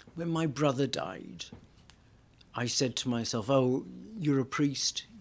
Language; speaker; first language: English; native; English